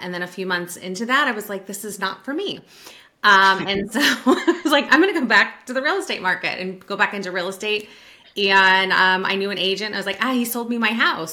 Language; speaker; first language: English; native; English